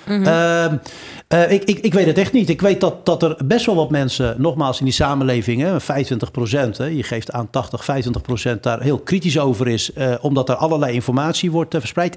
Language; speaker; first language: Dutch; early bilingual, other home language; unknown